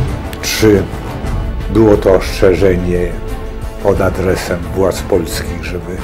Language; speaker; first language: Polish; native; Polish